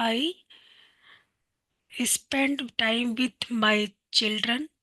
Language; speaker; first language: English; non-native, learner; Hindi